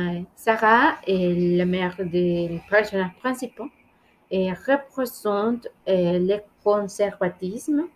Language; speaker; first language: French; non-native, learner; Spanish